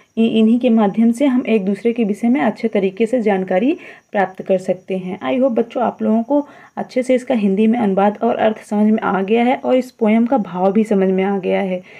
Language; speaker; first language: Hindi; native; Hindi